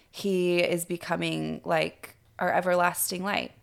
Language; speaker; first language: English; native; English